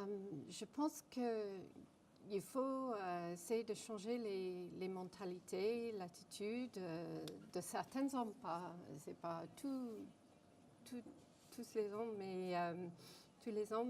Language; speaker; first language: French; non-native, fluent; English